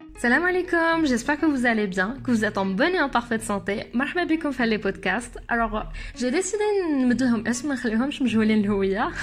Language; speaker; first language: French; non-native, local second language; Arabic